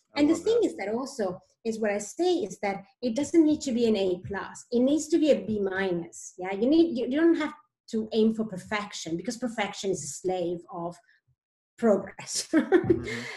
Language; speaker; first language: English; non-native, fluent; Italian